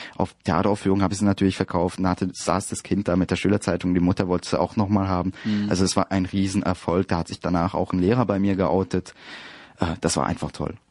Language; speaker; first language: German; early bilingual, other home language; French